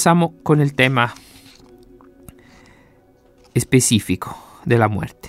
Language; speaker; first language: Spanish; non-native, fluent; Italian